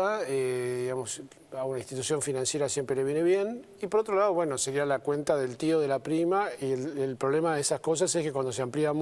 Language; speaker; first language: Spanish; native; Spanish